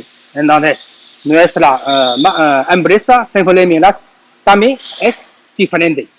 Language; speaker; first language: Spanish; non-native, learner; Chinese